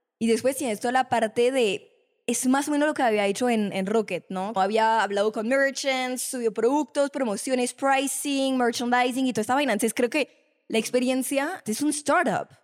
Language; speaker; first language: Spanish; non-native, fluent; French